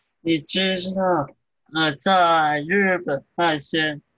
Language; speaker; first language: Chinese; early bilingual, heritage; English